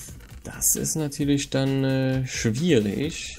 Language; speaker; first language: German; native; German